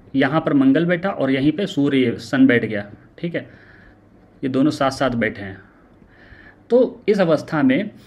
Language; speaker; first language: Hindi; native; Hindi